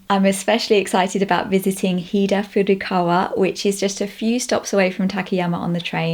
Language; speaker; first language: English; native; English